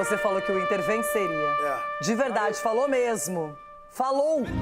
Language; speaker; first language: Portuguese; native; Portuguese